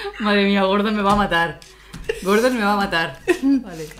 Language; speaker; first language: Spanish; native; Spanish